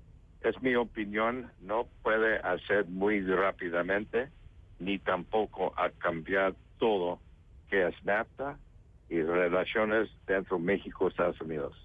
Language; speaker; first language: Spanish; early bilingual, heritage; Spanish